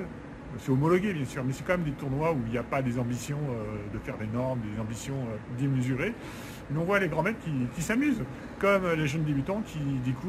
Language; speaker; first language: French; native; French